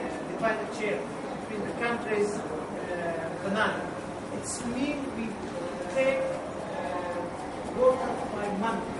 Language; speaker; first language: English; non-native, learner; Arabic